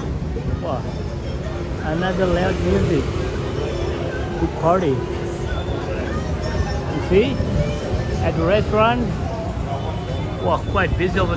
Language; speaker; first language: English; non-native, fluent; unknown